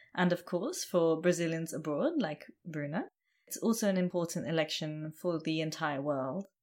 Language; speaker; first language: English; native; English